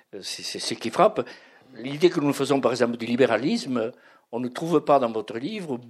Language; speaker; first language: French; native; French